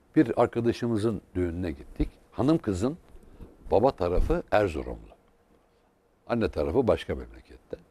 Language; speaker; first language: Turkish; native; Turkish